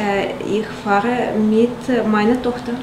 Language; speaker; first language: German; non-native, learner; Russian